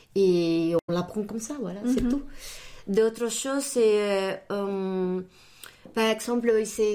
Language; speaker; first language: French; non-native, fluent; Spanish